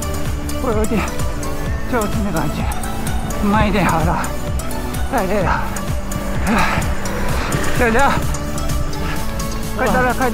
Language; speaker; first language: Chinese; non-native, learner; Japanese